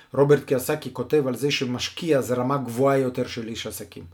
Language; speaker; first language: Hebrew; non-native, fluent; Russian